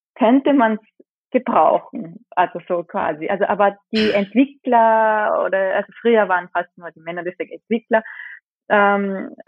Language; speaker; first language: German; early bilingual, other home language; Japanese